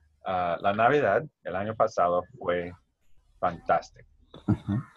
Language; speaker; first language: Spanish; non-native, learner; English